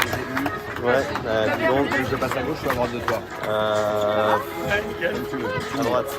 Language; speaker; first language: French; native; French